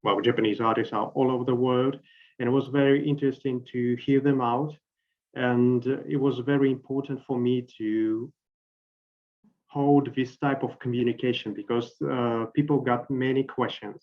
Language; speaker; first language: English; non-native, fluent; Russian